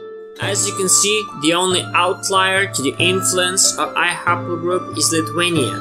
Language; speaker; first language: English; non-native, fluent; Serbian